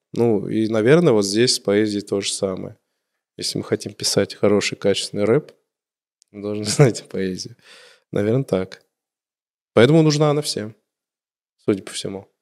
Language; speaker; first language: Russian; native; Russian